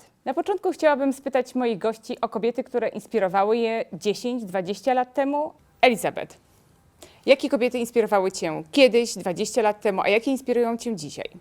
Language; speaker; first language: Polish; native; Polish